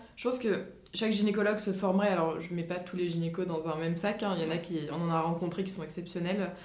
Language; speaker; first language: French; native; French